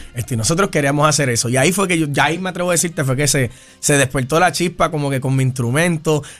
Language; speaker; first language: Spanish; native; Spanish